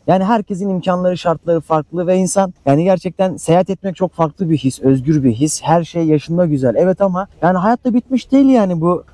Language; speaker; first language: Turkish; native; Turkish